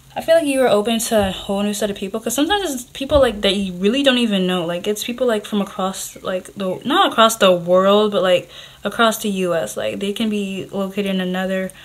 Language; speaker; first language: English; native; English